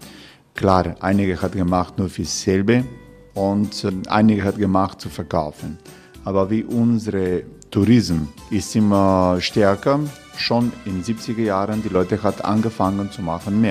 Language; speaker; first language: German; non-native, learner; Croatian